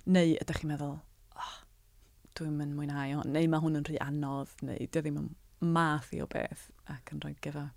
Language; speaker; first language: Welsh; native; Welsh